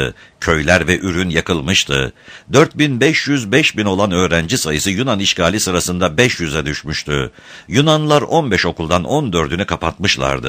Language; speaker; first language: Turkish; native; Turkish